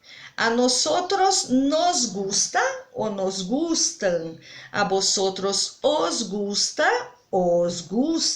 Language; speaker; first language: Spanish; non-native, fluent; Portuguese